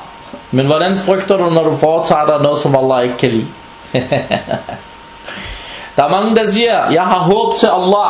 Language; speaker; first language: Danish; non-native, fluent; Arabic